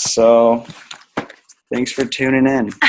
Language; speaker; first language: English; native; English